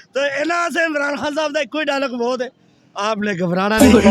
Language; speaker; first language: Urdu; non-native, local second language; Punjabi